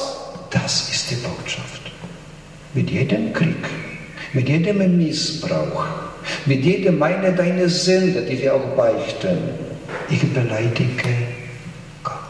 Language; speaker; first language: German; non-native, fluent; Polish